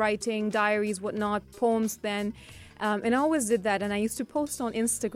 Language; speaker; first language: English; non-native, fluent; Urdu